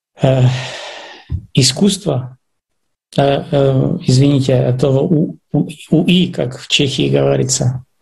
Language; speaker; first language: Russian; non-native, fluent; Czech